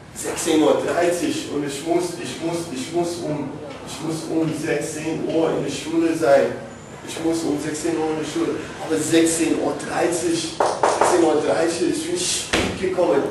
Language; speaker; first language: German; non-native, learner; English